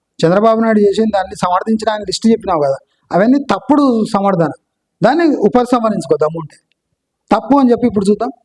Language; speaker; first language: Telugu; non-native, local second language; Kannada